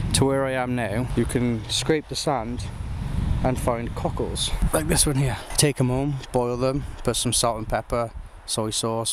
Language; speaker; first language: English; native; English